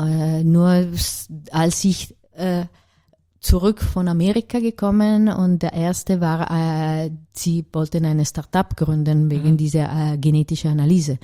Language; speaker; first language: German; non-native, fluent; Italian